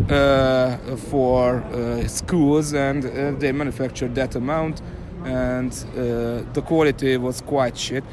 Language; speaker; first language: English; non-native, learner; Hungarian